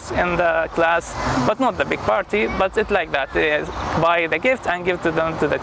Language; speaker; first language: English; non-native, fluent; Arabic